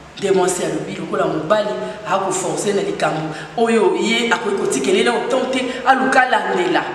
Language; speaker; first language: Lingala; native; Lingala